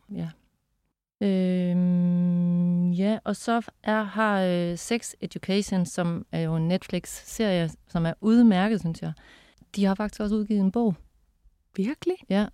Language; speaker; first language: Danish; native; Danish